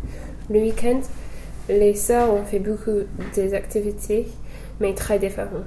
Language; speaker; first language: French; non-native, learner; English